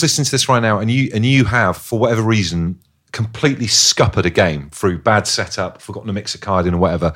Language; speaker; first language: English; native; English